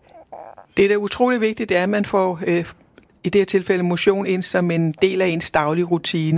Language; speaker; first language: Danish; native; Danish